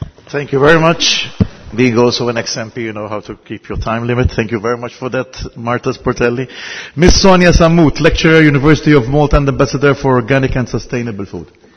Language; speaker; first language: English; non-native, fluent; Maltese